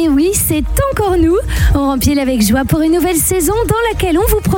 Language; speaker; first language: French; native; French